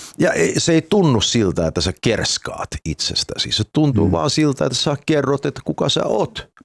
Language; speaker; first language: Finnish; early bilingual, heritage; Finnish